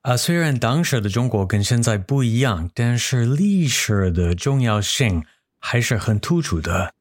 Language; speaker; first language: Chinese; non-native, fluent; English